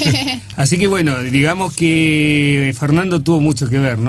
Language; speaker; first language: Spanish; native; Spanish